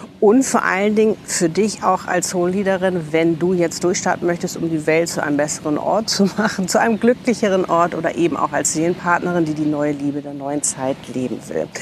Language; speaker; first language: German; native; German